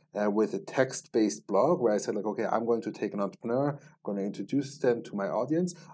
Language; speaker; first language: English; non-native, fluent; Swiss German